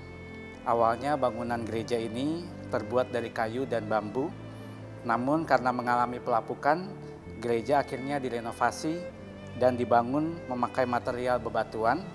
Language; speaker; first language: Indonesian; native; Indonesian